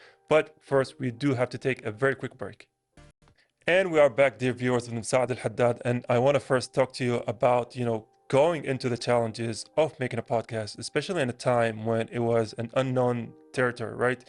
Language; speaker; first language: English; non-native, fluent; Arabic